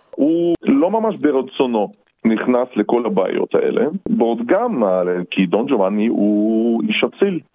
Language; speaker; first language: Hebrew; non-native, fluent; Russian